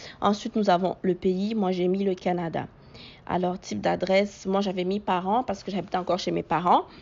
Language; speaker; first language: French; native; French